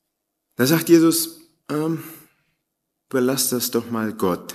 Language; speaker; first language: German; native; German